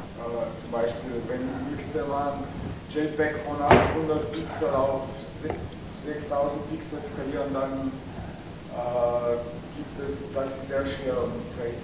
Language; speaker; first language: German; non-native, learner; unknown